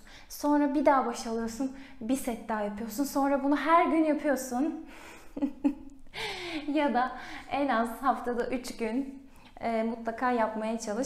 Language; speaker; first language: Turkish; native; Turkish